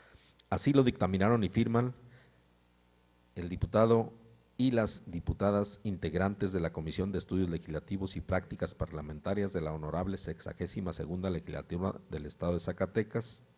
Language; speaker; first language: Spanish; native; Spanish